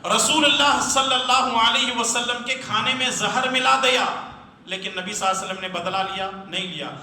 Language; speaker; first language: Urdu; native; Urdu